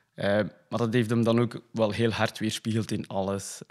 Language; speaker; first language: Dutch; non-native, fluent; French